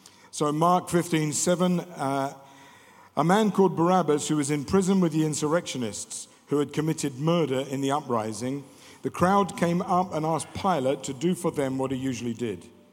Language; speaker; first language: English; native; English